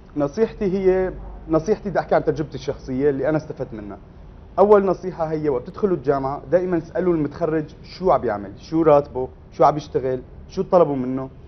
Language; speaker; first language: Arabic; native; Arabic